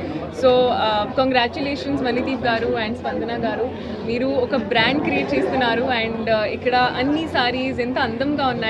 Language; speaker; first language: Telugu; non-native, learner; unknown